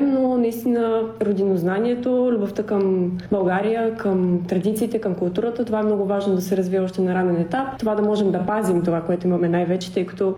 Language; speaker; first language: Bulgarian; native; Bulgarian